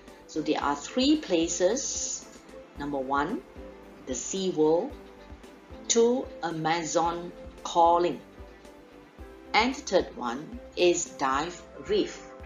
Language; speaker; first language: English; non-native, local second language; Chinese